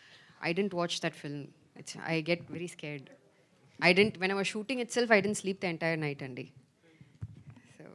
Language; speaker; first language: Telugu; non-native, fluent; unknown